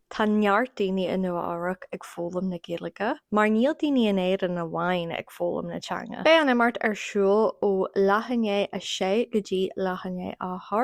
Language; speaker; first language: Irish; non-native, local second language; English